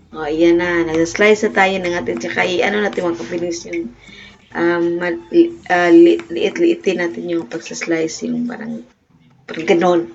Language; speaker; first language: Filipino; non-native, local second language; Cebuano